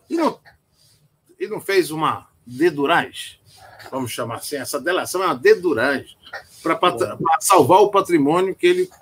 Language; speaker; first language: Portuguese; native; Portuguese